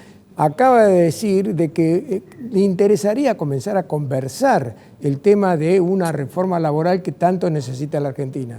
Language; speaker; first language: Spanish; native; Spanish